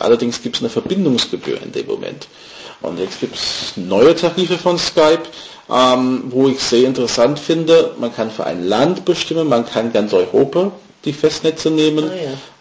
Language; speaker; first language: German; non-native, fluent; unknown